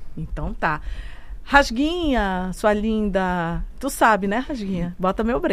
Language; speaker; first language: Portuguese; native; Portuguese